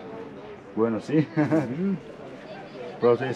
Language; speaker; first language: Spanish; non-native, learner; Turkish